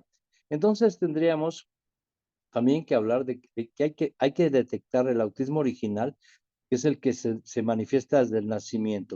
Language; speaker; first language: Spanish; native; Spanish